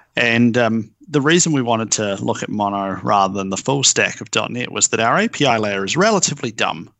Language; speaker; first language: English; native; English